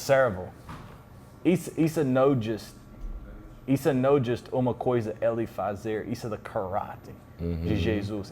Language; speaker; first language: Portuguese; non-native, learner; English